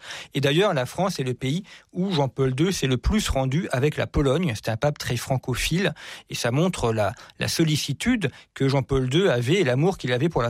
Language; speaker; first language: French; native; French